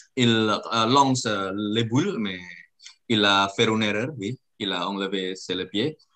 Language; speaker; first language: French; non-native, learner; Indonesian